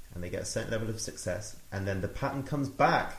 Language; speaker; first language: English; native; English